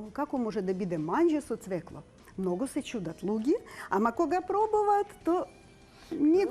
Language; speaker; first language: Macedonian; non-native, learner; Ukrainian